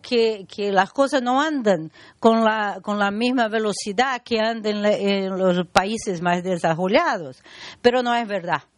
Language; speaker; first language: Spanish; non-native, learner; Portuguese